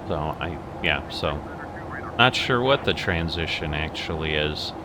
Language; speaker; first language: English; native; English